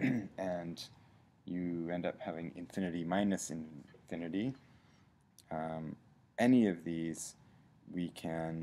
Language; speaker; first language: English; native; English